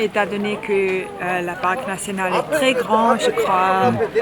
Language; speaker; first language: French; non-native, learner; German